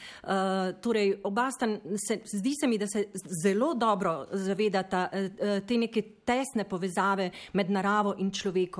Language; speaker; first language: Slovenian; native; Slovenian